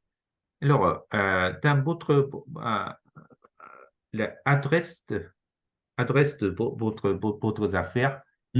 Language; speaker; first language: French; non-native, learner; Japanese